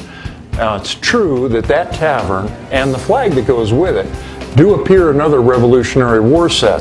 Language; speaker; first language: English; native; English